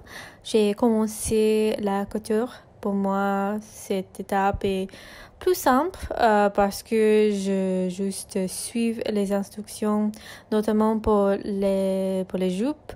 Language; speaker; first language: French; non-native, learner; English